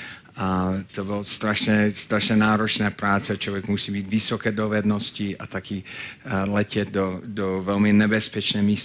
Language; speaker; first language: Czech; non-native, fluent; English